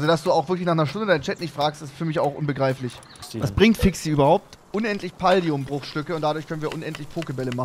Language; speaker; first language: German; native; German